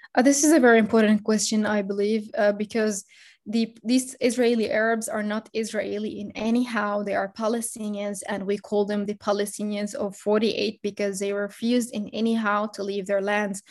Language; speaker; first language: English; non-native, fluent; Arabic